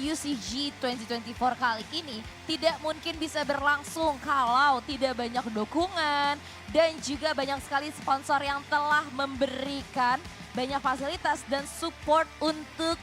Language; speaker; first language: Indonesian; native; Indonesian